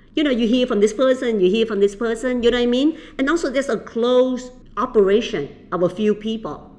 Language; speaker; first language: English; early bilingual, other home language; Vietnamese